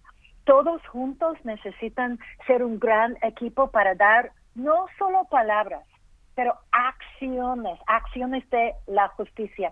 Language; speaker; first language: Spanish; early bilingual, heritage; English